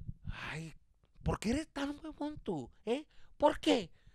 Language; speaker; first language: Spanish; early bilingual, heritage; Spanish